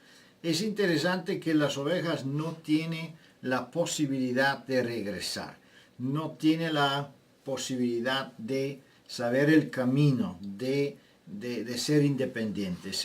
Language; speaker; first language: Spanish; non-native, fluent; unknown